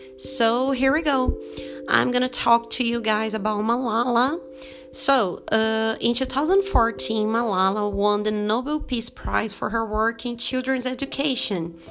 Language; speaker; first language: English; non-native, fluent; Portuguese